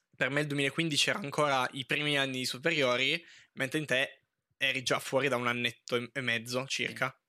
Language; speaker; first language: Italian; native; Italian